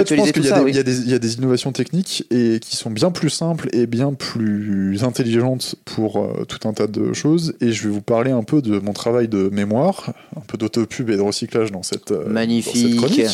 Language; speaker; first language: French; native; French